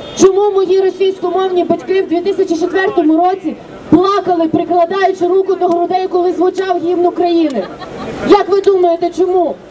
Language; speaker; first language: Ukrainian; non-native, local second language; Russian